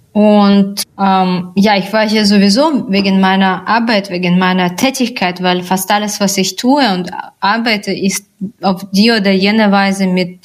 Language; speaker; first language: German; non-native, fluent; Russian